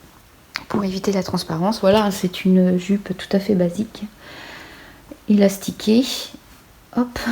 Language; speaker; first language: French; native; French